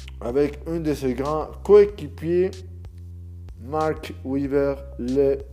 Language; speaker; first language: French; non-native, learner; Spanish